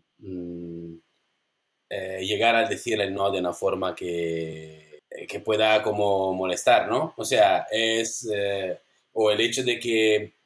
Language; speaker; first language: Spanish; non-native, fluent; Italian